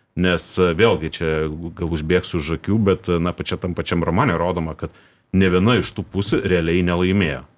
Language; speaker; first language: Lithuanian; native; Lithuanian